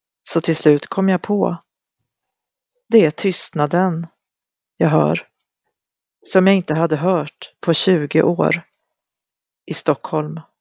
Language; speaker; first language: Swedish; native; Swedish